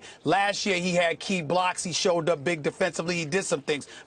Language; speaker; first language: English; native; English